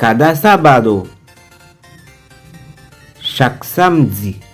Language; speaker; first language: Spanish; non-native, learner; Haitian Creole